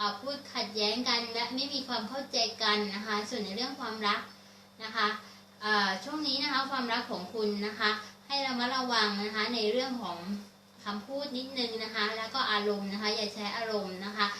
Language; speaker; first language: Thai; native; Thai